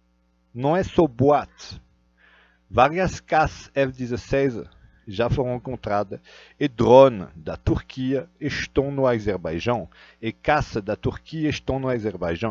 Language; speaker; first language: Portuguese; non-native, fluent; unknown